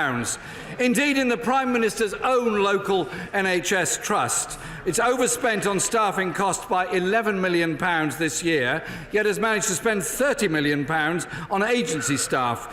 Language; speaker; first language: English; native; English